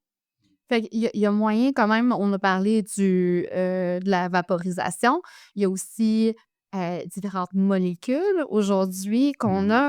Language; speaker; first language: French; native; French